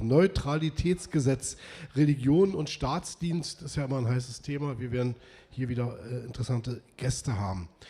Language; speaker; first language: German; native; German